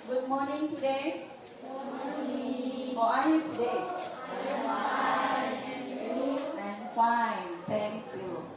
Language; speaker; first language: English; non-native, fluent; Indonesian